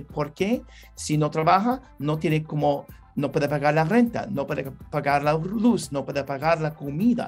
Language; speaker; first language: Spanish; non-native, learner; English